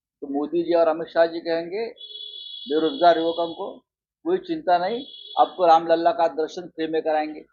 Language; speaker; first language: Hindi; non-native, local second language; Marathi